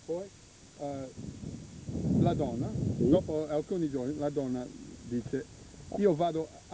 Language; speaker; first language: Italian; non-native, learner; English